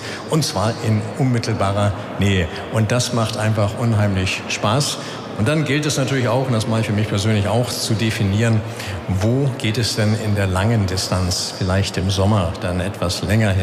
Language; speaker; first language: German; native; German